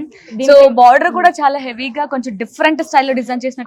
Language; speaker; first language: Telugu; native; Telugu